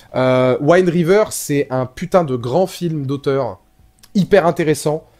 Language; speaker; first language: French; native; French